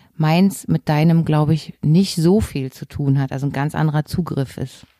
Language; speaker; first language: German; native; German